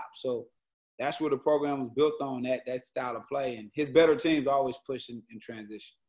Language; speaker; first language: English; native; English